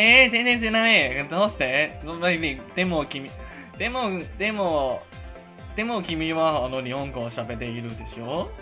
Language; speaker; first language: Japanese; non-native, learner; Cantonese